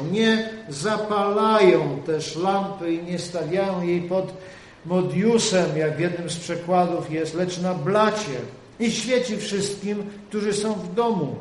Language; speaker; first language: Polish; native; Polish